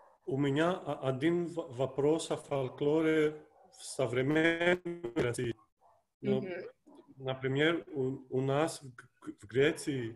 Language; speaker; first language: Russian; non-native, fluent; Greek